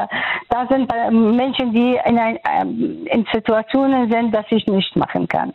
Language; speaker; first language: German; non-native, fluent; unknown